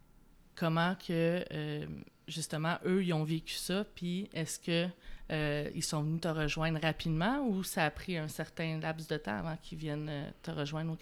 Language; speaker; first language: French; native; French